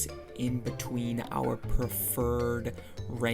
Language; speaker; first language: English; native; English